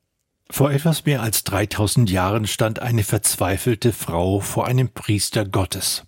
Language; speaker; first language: German; native; German